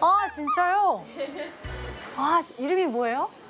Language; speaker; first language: Korean; native; Korean